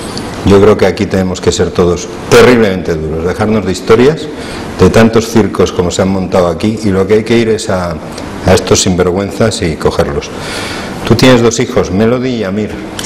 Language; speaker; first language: Spanish; native; Spanish